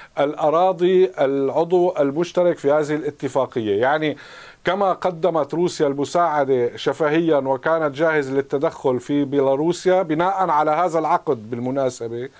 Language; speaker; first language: Arabic; native; Arabic